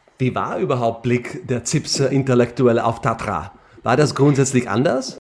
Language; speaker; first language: German; non-native, fluent; Slovak